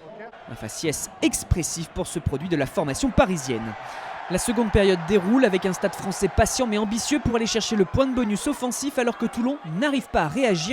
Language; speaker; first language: French; native; French